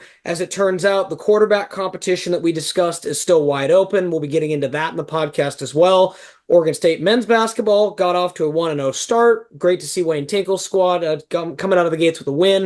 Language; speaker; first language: English; native; English